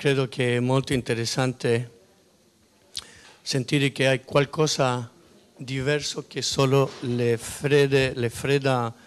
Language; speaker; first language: Italian; non-native, fluent; Spanish